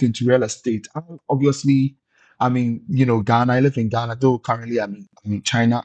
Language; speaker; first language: English; non-native, local second language; Akan